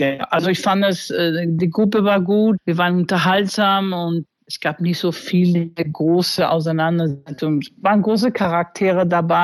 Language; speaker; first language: German; non-native, fluent; English